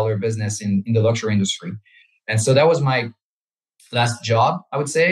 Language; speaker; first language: English; non-native, fluent; French